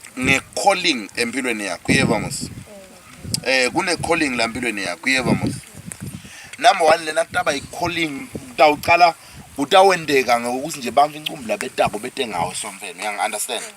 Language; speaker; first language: Zulu; non-native, local second language; Swati